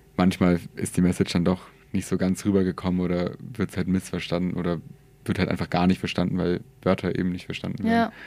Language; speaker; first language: German; early bilingual, other home language; Persian